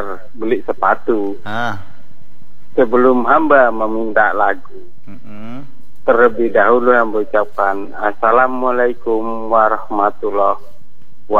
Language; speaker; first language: Indonesian; native; Indonesian